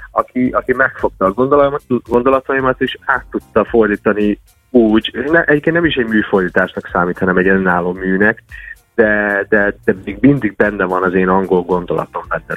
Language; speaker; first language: Hungarian; non-native, fluent; English